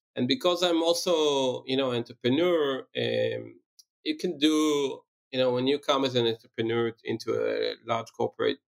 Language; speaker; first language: English; non-native, fluent; Hebrew